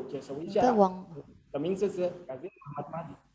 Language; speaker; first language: Chinese; non-native, learner; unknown